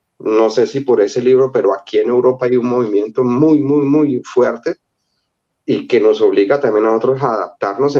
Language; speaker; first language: Spanish; native; Spanish